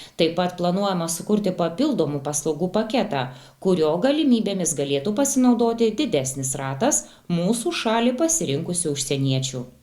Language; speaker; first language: Lithuanian; native; Lithuanian